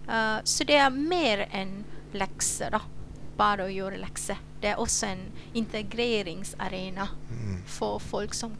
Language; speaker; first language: Norwegian; non-native, fluent; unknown